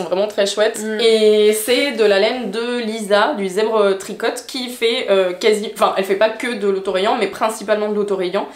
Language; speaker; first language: French; native; French